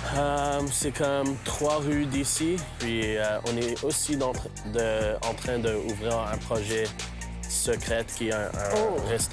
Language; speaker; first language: French; non-native, local second language; English